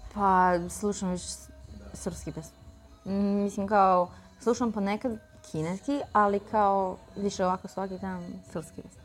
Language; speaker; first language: Serbian; non-native, fluent; Chinese